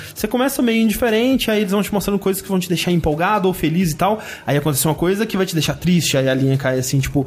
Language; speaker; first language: Portuguese; native; Portuguese